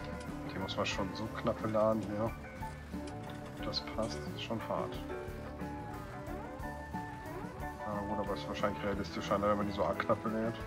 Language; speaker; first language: German; native; German